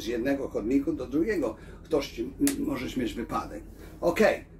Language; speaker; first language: Polish; early bilingual, heritage; Polish